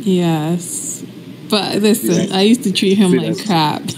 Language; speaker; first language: English; native; English